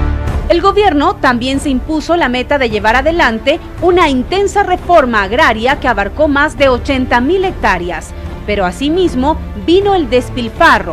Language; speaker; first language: Spanish; native; Spanish